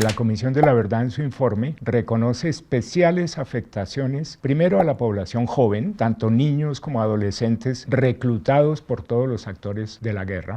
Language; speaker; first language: Spanish; native; Spanish